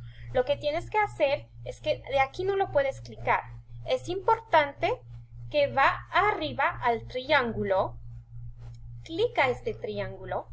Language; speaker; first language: Spanish; non-native, fluent; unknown